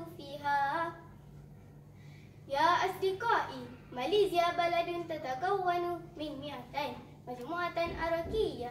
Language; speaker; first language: Arabic; non-native, learner; Malay